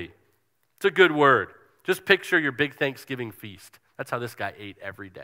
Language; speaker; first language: English; native; English